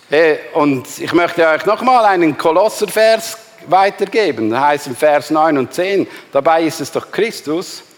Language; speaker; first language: German; native; German